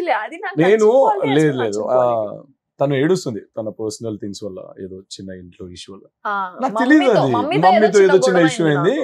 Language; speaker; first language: Telugu; native; Telugu